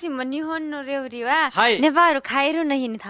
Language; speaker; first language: Japanese; non-native, learner; Nepali